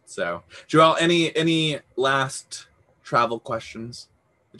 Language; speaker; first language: English; native; English